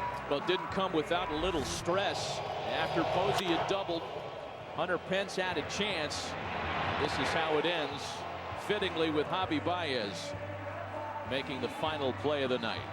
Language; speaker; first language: English; native; English